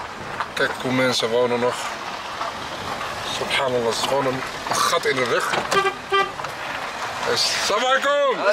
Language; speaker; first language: Dutch; early bilingual, other home language; Arabic